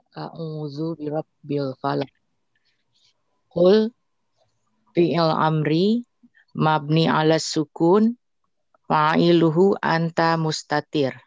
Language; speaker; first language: Arabic; non-native, learner; Indonesian